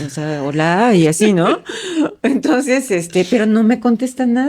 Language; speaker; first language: Spanish; non-native, fluent; Japanese